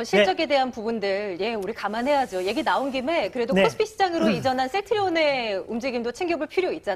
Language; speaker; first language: Korean; native; Korean